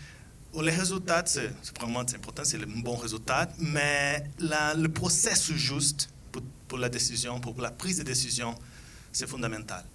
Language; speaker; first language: French; non-native, fluent; Portuguese